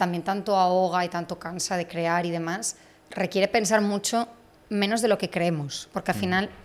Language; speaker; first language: Spanish; native; Spanish